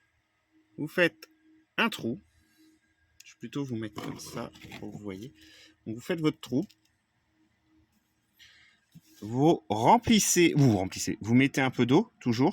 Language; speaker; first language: French; native; French